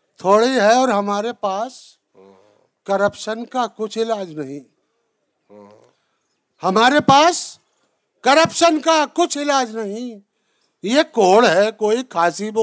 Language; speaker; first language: Urdu; native; Urdu